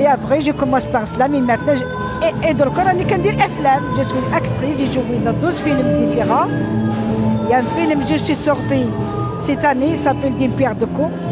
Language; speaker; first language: French; non-native, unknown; Arabic